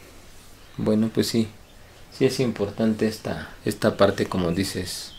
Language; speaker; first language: Spanish; native; Spanish